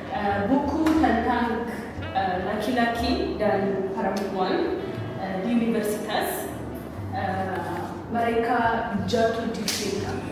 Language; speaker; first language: Indonesian; non-native, learner; Amharic